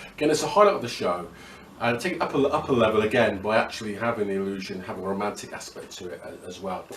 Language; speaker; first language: English; native; English